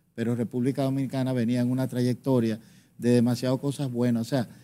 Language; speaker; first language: Spanish; native; Spanish